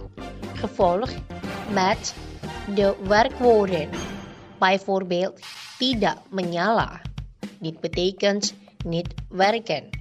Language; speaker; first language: Dutch; non-native, learner; Indonesian